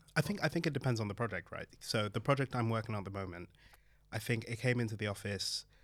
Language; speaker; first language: English; early bilingual, other home language; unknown